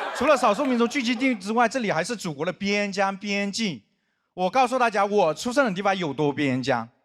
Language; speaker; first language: Chinese; non-native, local second language; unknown